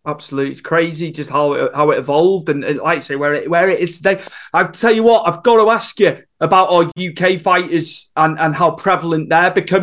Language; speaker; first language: English; native; English